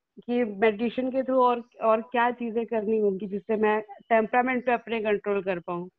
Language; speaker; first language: Hindi; native; Hindi